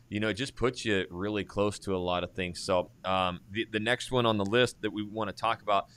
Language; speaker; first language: English; native; English